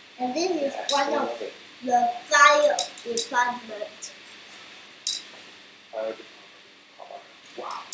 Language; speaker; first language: English; non-native, learner; Chinese